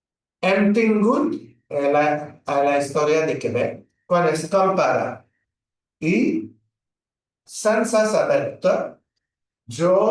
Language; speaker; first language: Catalan; non-native, learner; French